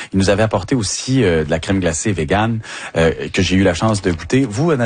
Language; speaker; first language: French; native; French